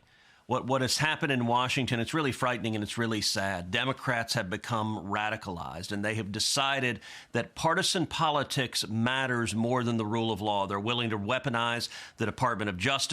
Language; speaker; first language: English; native; English